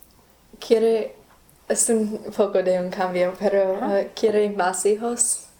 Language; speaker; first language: Spanish; non-native, learner; English